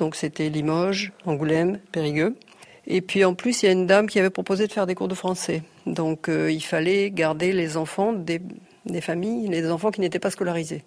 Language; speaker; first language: French; native; French